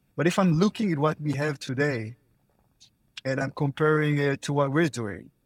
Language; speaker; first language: English; non-native, fluent; Hebrew